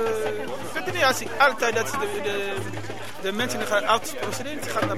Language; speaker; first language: Dutch; non-native, learner; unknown